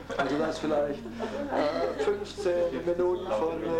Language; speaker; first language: German; native; German